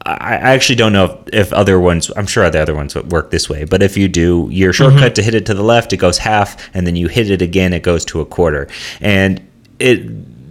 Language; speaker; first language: English; native; English